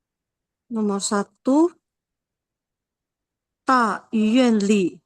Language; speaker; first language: Chinese; non-native, learner; Indonesian